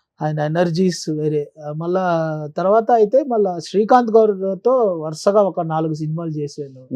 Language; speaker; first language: Telugu; native; Telugu